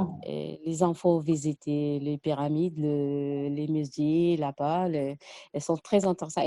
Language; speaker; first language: French; non-native, learner; Arabic